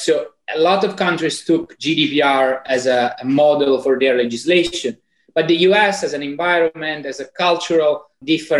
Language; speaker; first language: English; non-native, fluent; Italian